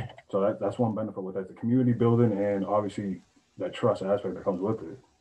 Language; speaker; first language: English; native; English